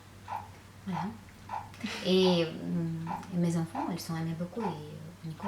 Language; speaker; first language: French; non-native, fluent; Russian